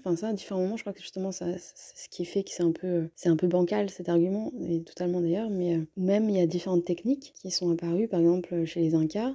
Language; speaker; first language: French; native; French